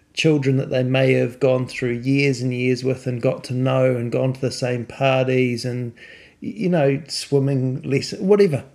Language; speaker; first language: English; native; English